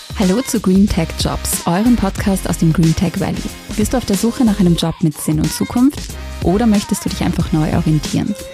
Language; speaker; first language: German; native; German